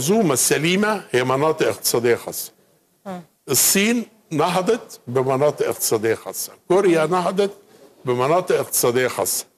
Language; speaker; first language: Arabic; native; Arabic